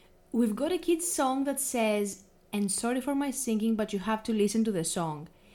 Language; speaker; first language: English; non-native, fluent; Greek